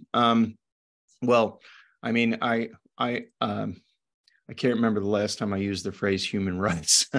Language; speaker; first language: English; native; English